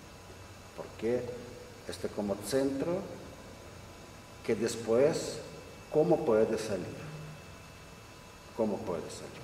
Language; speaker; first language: Spanish; non-native, learner; Russian